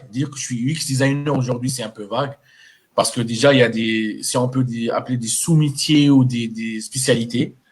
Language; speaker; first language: French; non-native, local second language; Arabic